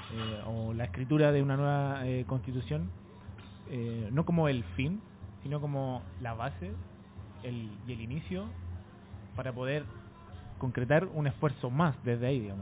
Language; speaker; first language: Spanish; native; Spanish